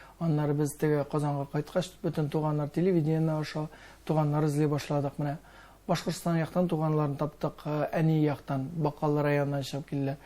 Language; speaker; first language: Tatar; early bilingual, heritage; Tatar